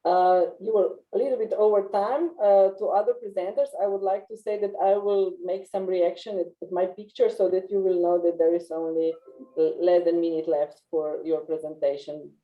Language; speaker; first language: English; non-native, fluent; Slovenian